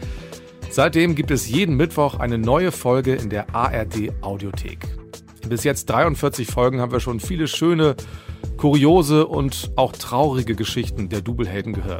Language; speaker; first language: German; native; German